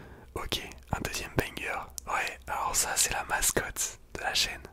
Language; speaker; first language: French; native; French